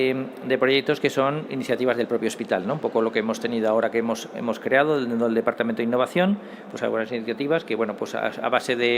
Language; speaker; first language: Spanish; native; Spanish